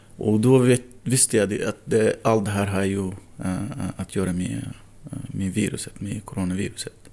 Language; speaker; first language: Swedish; non-native, fluent; Arabic